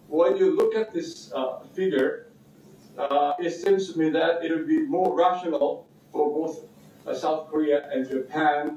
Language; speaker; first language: English; non-native, fluent; Korean